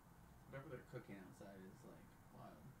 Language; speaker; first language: English; native; English